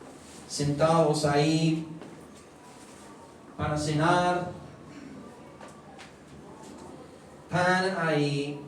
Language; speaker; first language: Spanish; non-native, fluent; English